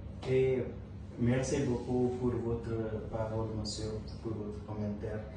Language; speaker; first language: French; non-native, learner; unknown